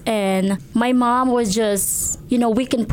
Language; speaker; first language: English; non-native, local second language; Cebuano